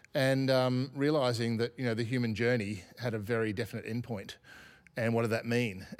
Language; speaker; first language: English; native; English